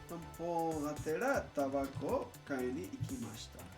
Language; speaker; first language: Japanese; non-native, learner; English